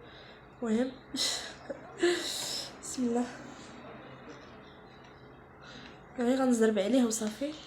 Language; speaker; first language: Arabic; native; Arabic